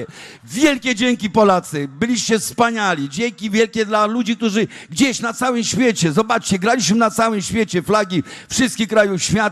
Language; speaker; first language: Polish; native; Polish